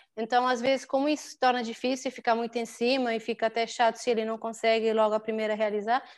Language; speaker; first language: Portuguese; non-native, local second language; Kabuverdianu